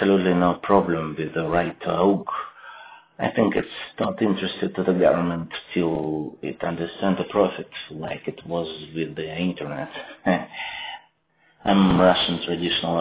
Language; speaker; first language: English; non-native, learner; Russian